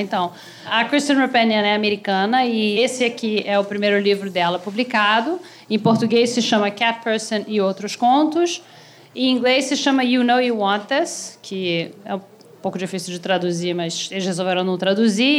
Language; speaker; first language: Portuguese; native; Portuguese